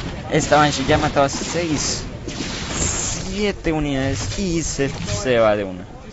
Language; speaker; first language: Spanish; native; Spanish